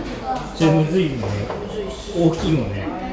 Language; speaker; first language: Japanese; native; Japanese